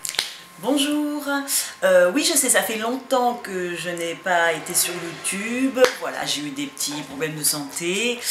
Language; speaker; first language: French; native; French